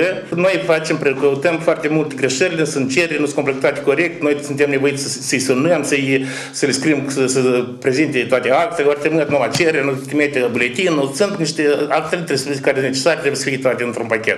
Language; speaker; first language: Romanian; native; Romanian